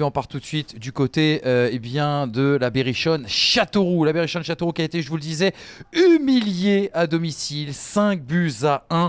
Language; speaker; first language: French; native; French